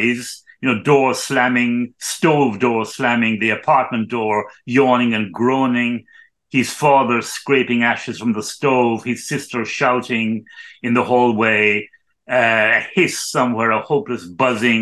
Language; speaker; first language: English; native; English